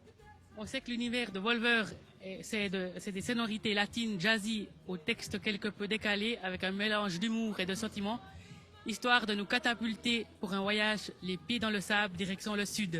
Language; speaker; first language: French; native; French